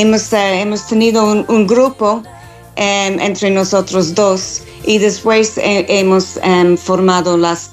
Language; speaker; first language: Spanish; non-native, fluent; English